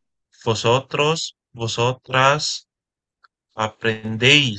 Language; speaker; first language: Spanish; non-native, learner; Filipino